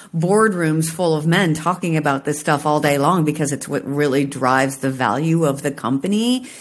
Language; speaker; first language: English; native; English